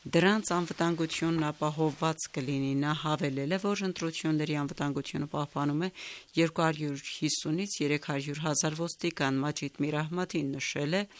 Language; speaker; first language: Armenian; native; Armenian